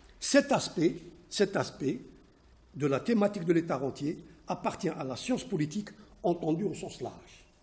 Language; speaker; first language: French; non-native, local second language; Arabic